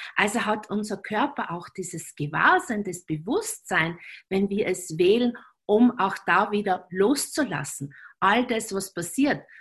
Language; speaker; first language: German; native; German